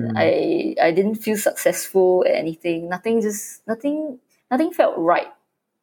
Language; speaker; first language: English; native; English